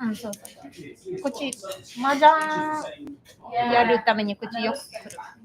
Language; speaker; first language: Japanese; non-native, learner; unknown